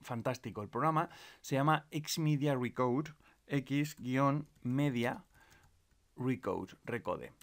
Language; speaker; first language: Spanish; native; Spanish